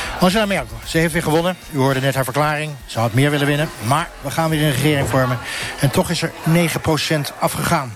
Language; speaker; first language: Dutch; native; Dutch